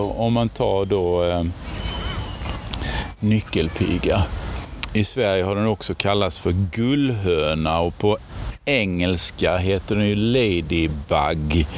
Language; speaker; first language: Swedish; native; Swedish